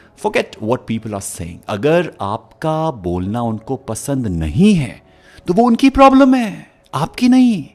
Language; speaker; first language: Hindi; native; Hindi